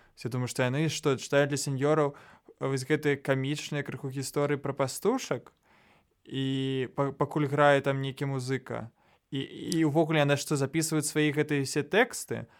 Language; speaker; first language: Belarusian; non-native, local second language; Russian